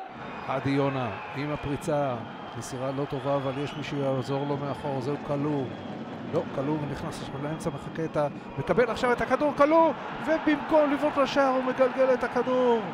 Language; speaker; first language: Hebrew; native; Hebrew